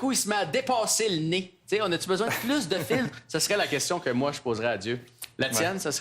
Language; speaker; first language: French; native; French